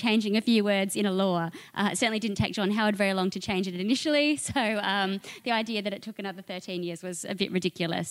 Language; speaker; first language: English; native; English